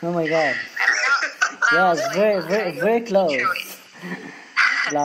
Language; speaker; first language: English; non-native, learner; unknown